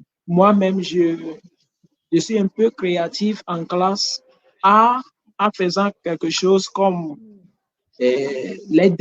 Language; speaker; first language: French; non-native, fluent; Ewe